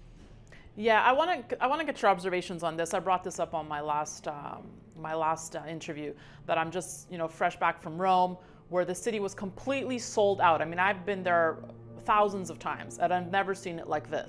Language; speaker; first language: English; native; English